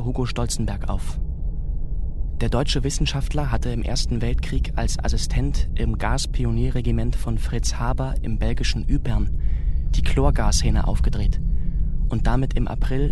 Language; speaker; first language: German; native; German